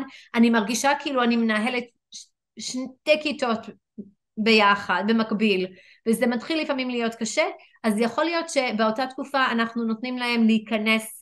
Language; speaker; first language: Hebrew; non-native, fluent; English